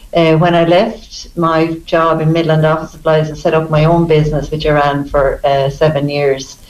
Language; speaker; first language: English; native; English